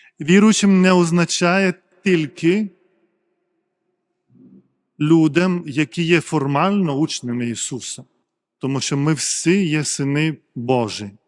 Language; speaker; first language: Ukrainian; non-native, fluent; Lithuanian